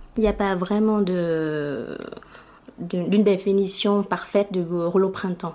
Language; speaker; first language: French; non-native, fluent; Vietnamese